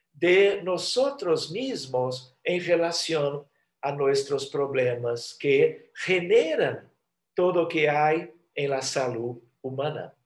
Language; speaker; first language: Spanish; non-native, fluent; Portuguese